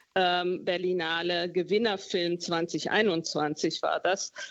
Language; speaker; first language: German; early bilingual, other home language; Romanian